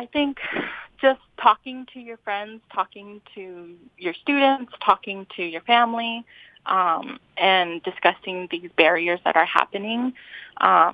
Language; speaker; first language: English; native; English